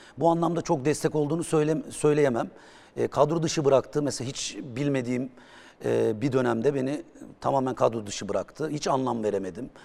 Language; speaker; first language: Turkish; native; Turkish